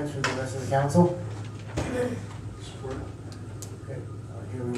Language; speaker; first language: English; native; English